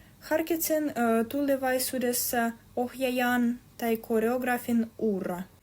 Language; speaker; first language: Finnish; non-native, learner; Russian